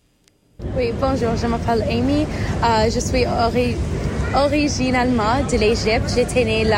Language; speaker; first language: French; early bilingual, other home language; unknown